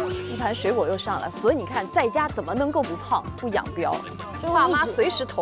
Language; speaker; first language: Chinese; native; Chinese